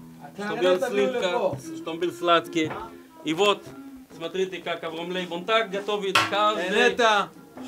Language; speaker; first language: Russian; non-native, fluent; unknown